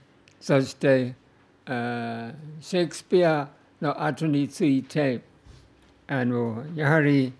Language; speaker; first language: Japanese; non-native, fluent; English